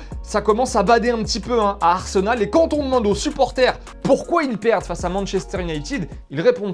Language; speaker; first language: French; native; French